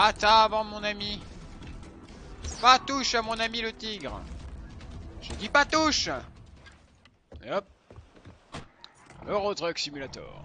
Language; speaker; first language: French; native; French